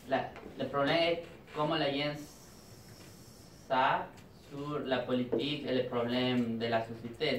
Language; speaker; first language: French; non-native, learner; Spanish